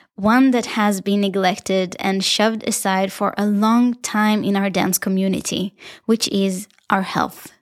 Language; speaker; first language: English; non-native, fluent; Hebrew